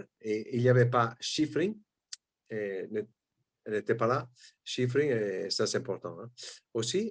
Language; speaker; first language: French; non-native, fluent; Italian